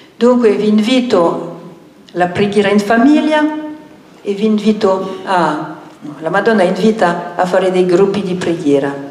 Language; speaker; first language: Italian; non-native, fluent; French